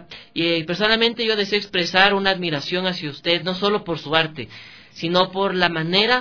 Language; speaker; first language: Spanish; native; Spanish